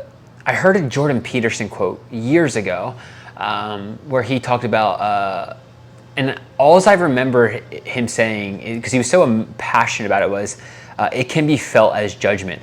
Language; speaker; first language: English; native; English